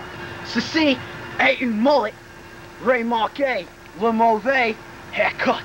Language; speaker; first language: French; non-native, learner; English